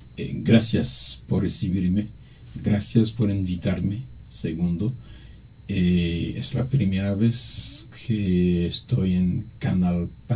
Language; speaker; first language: Spanish; non-native, fluent; Haitian Creole